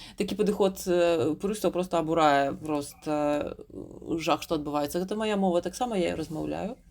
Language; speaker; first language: Belarusian; non-native, local second language; Russian